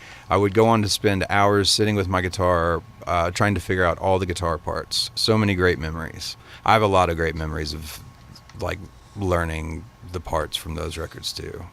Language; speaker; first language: English; native; English